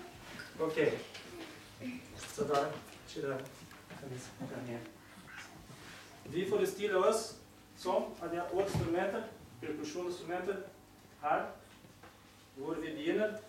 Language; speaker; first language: Norwegian; non-native, fluent; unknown